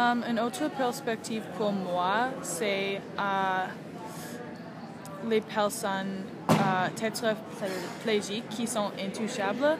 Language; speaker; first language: French; non-native, learner; English